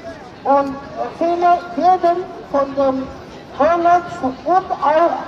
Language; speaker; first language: German; non-native, learner; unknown